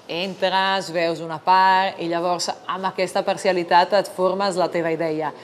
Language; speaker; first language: Catalan; non-native, fluent; Italian